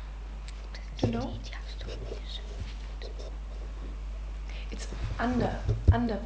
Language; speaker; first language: English; non-native, fluent; German